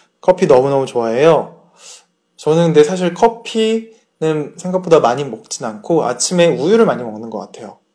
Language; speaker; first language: Korean; native; Korean